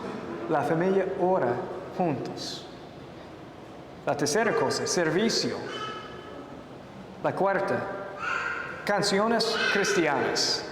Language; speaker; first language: Spanish; non-native, fluent; English